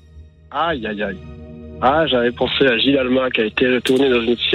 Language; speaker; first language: French; native; French